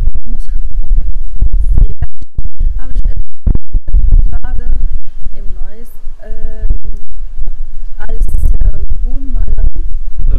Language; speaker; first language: German; non-native, learner; Arabic